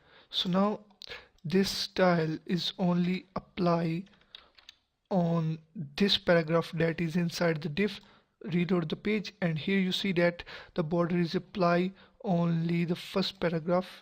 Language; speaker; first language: English; non-native, local second language; Urdu